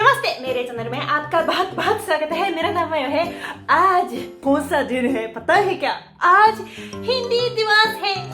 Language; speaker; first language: Hindi; non-native, fluent; Japanese